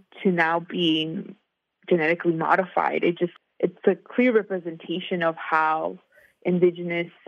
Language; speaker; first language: English; native; English